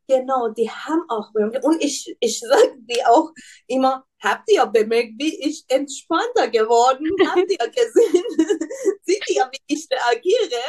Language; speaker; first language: German; non-native, learner; Persian